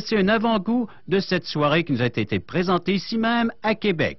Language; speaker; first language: French; native; French